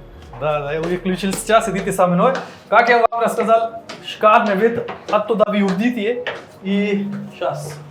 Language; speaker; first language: Russian; non-native, learner; Hindi